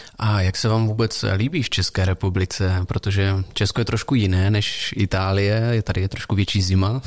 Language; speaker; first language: Czech; native; Czech